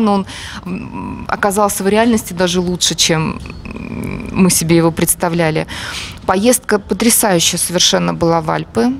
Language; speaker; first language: Russian; native; Russian